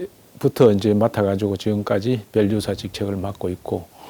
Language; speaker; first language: Korean; native; Korean